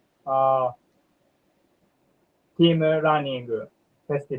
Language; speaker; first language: English; non-native, learner; Japanese